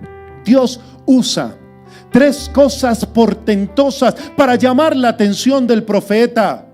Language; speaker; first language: Spanish; native; Spanish